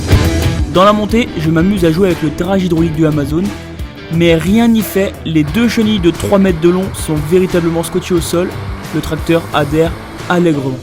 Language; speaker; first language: French; native; French